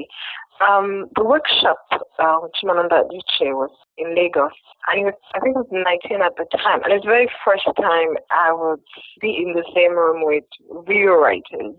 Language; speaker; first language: English; non-native, local second language; Yoruba